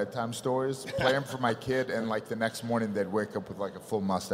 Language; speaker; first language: English; native; English